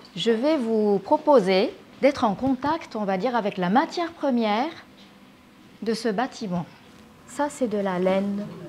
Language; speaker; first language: French; non-native, fluent; Japanese